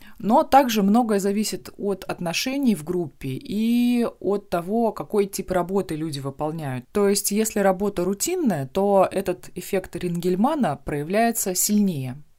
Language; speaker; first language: Russian; native; Russian